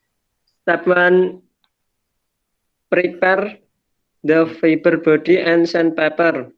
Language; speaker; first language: English; non-native, learner; Indonesian